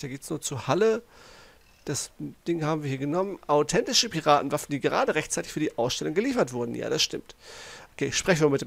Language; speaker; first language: German; native; German